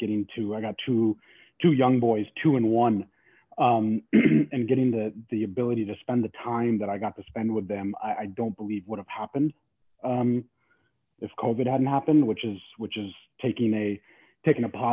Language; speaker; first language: English; native; English